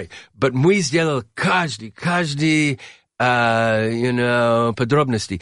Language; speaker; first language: Russian; non-native, learner; English